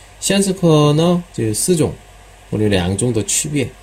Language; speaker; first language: Chinese; non-native, learner; Korean